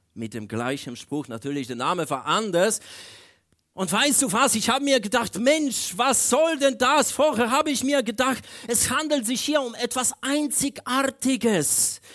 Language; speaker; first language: German; non-native, fluent; Polish